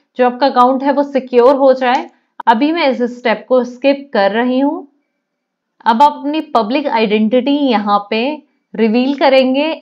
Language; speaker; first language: Hindi; native; Hindi